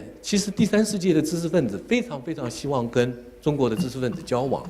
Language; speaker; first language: Chinese; native; Chinese